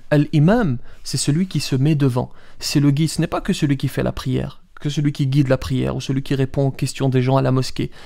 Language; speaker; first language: French; early bilingual, other home language; Riffian